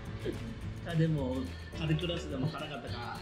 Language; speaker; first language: Japanese; native; Japanese